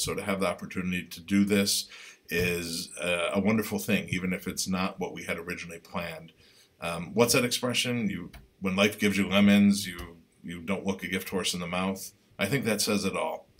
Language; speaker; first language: English; native; English